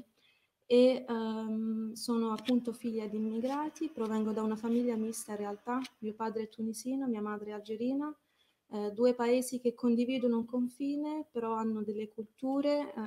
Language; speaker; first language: Italian; early bilingual, other home language; Arabic